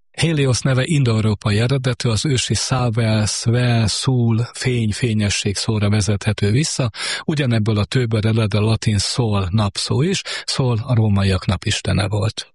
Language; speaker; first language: Hungarian; native; Hungarian